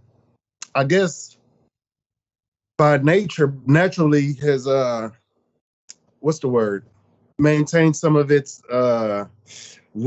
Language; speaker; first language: English; native; English